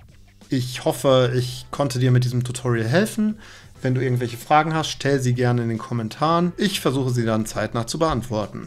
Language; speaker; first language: German; native; German